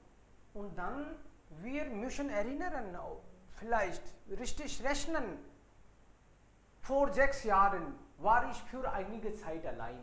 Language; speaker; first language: German; non-native, fluent; Hindi